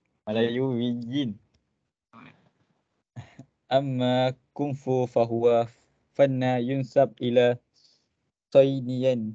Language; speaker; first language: Arabic; non-native, learner; Malay